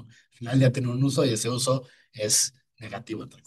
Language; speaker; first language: Spanish; native; Spanish